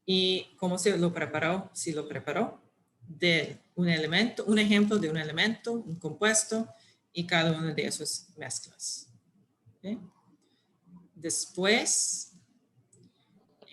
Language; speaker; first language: Spanish; non-native, fluent; English